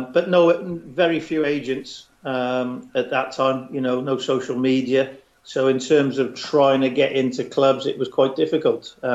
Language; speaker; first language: English; native; English